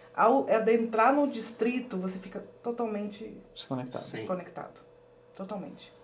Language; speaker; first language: Portuguese; early bilingual, heritage; Spanish